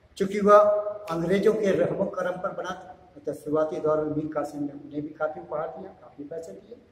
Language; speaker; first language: Hindi; native; Hindi